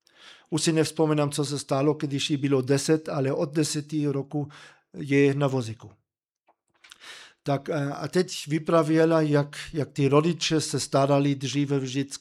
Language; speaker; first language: Czech; non-native, fluent; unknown